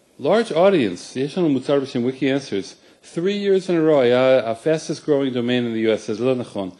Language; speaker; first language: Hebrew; non-native, fluent; English